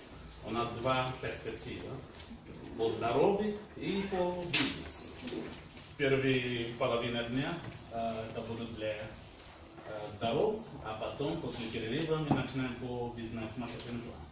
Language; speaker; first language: Russian; non-native, learner; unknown